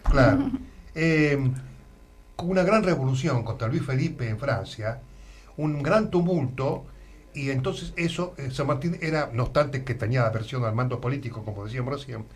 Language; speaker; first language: Spanish; native; Spanish